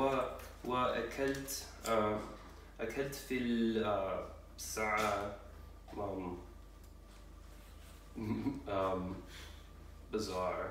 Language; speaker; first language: Arabic; non-native, learner; English